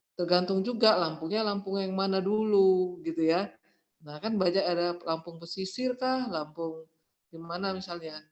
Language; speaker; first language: Indonesian; native; Indonesian